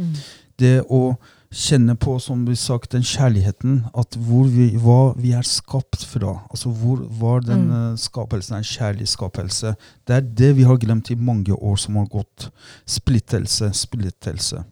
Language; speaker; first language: Norwegian; non-native, fluent; Persian